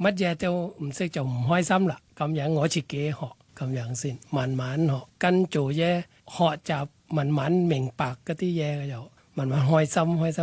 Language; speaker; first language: Cantonese; non-native, learner; Thai